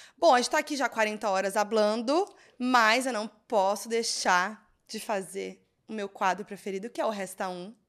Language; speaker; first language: Portuguese; native; Portuguese